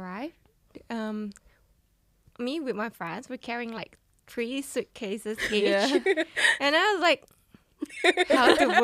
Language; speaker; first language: English; non-native, fluent; Indonesian